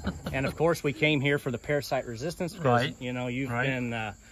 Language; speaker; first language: English; native; English